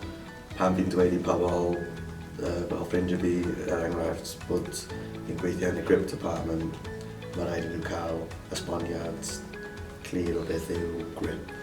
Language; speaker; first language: Welsh; non-native, local second language; English